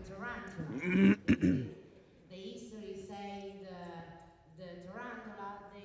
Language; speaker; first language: English; non-native, learner; Italian